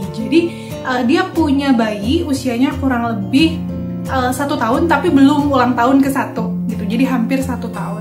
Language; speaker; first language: Indonesian; native; Indonesian